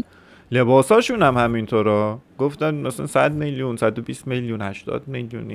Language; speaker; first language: Persian; native; Persian